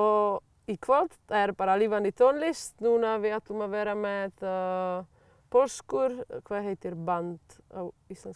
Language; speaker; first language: Icelandic; non-native, learner; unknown